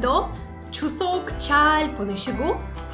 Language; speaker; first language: Korean; non-native, learner; Russian